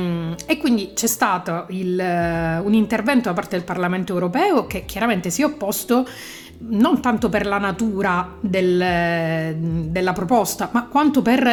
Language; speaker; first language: Italian; native; Italian